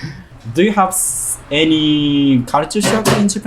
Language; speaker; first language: English; non-native, learner; Japanese